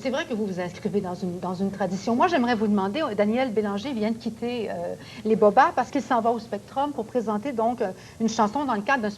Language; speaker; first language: French; native; French